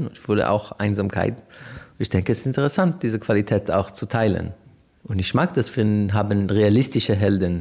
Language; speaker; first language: German; non-native, learner; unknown